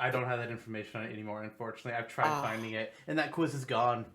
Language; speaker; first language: English; native; English